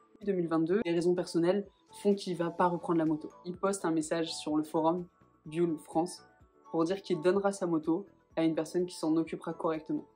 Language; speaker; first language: French; native; French